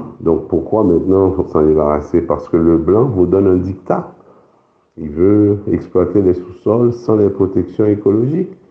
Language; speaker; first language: French; non-native, local second language; Haitian Creole